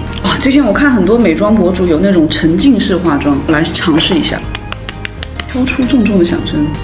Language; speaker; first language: Chinese; native; Chinese